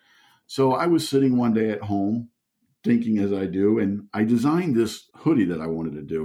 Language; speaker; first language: English; early bilingual, other home language; German